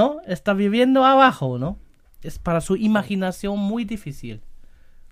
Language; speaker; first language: Spanish; non-native, fluent; German